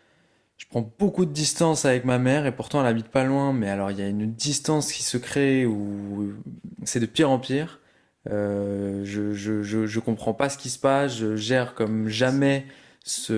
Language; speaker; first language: French; native; French